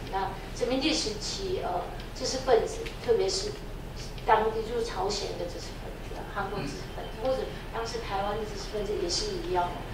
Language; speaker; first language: Chinese; non-native, fluent; Korean